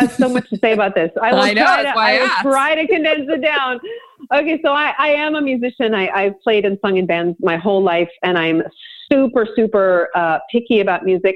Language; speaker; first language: English; native; English